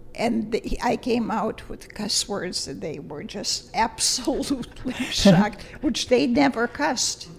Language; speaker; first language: English; early bilingual, other home language; Lithuanian